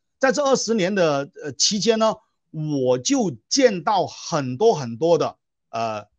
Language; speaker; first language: Chinese; non-native, local second language; Cantonese